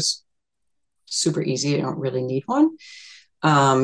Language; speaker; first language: English; native; English